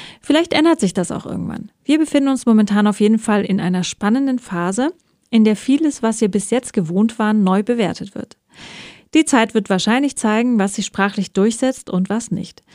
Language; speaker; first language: German; early bilingual, other home language; Persian